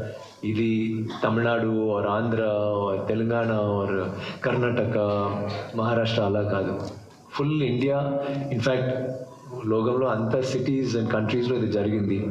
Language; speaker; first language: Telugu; non-native, learner; Tamil